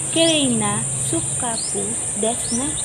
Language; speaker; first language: Japanese; non-native, learner; Filipino